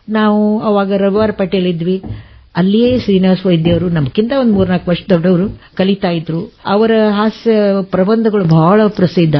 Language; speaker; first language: Kannada; native; Kannada